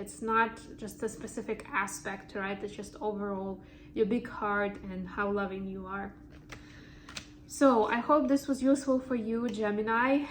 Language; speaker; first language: English; non-native, fluent; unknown